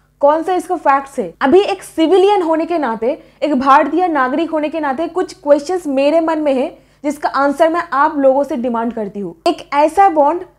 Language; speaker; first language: Hindi; native; Hindi